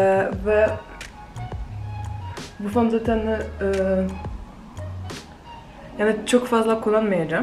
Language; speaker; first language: Turkish; non-native, fluent; Polish